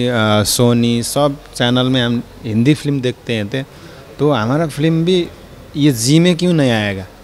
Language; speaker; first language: Hindi; non-native, learner; Nepali